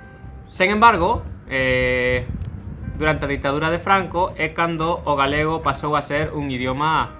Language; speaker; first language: Galician; non-native, local second language; Spanish